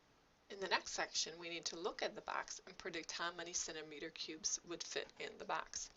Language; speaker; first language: English; native; English